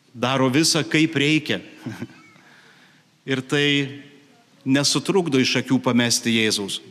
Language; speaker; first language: Lithuanian; native; Lithuanian